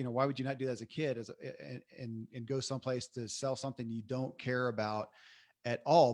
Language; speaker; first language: English; native; English